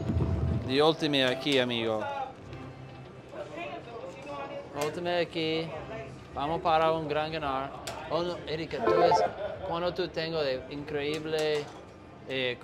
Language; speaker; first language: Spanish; non-native, learner; English